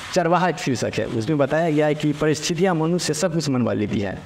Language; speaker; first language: Hindi; native; Hindi